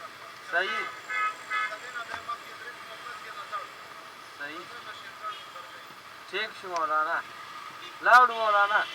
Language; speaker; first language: Hindi; non-native, local second language; Pashto